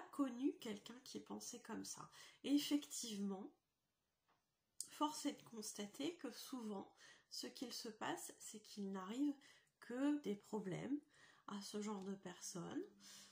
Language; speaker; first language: French; native; French